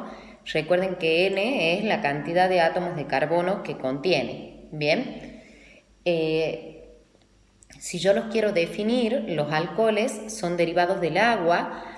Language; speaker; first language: Spanish; native; Spanish